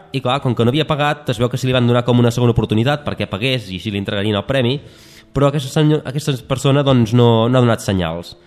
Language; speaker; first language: Catalan; native; Catalan